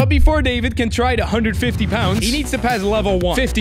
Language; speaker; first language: English; native; English